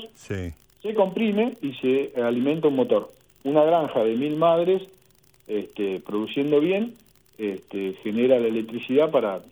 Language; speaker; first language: Spanish; native; Spanish